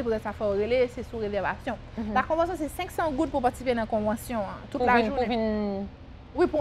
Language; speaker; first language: French; non-native, local second language; Haitian Creole